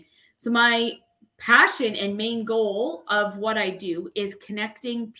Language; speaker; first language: English; native; English